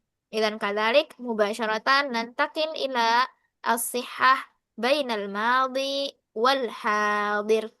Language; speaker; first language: Arabic; non-native, fluent; Indonesian